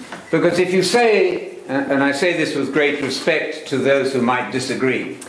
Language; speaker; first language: English; native; English